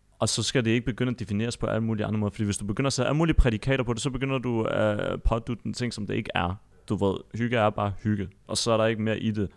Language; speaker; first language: Danish; early bilingual, other home language; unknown